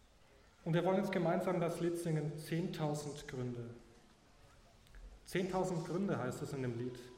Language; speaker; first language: German; native; German